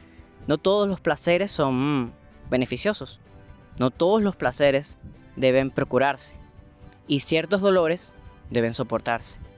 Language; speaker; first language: Spanish; native; Spanish